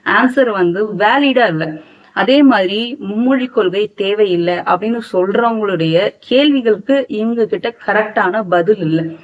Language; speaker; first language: Tamil; non-native, local second language; Telugu